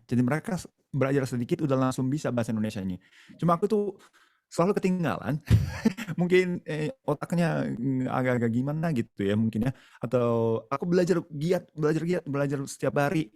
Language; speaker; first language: Indonesian; non-native, fluent; Japanese